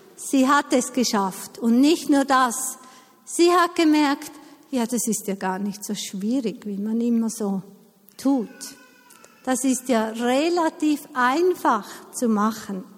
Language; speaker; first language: German; native; German